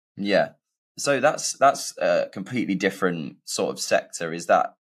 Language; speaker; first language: English; native; English